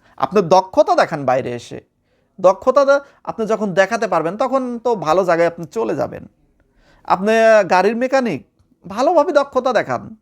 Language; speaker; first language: Bangla; native; Bangla